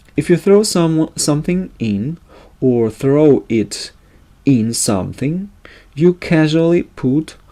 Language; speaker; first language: English; non-native, fluent; Russian